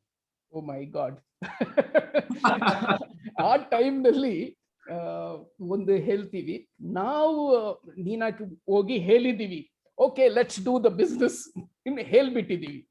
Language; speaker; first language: Kannada; non-native, local second language; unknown